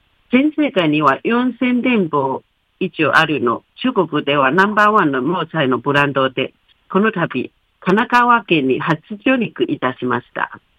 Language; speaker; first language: Japanese; non-native, fluent; Chinese